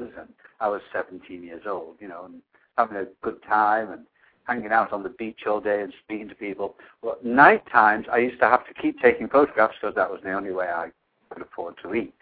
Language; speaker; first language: English; native; English